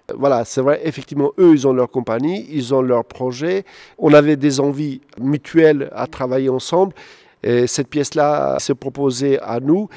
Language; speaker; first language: French; non-native, fluent; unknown